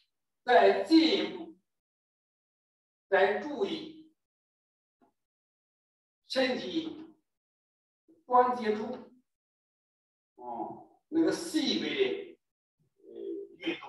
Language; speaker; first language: Chinese; native; Chinese